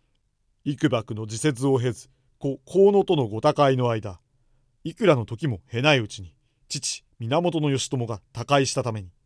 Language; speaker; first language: Japanese; native; Japanese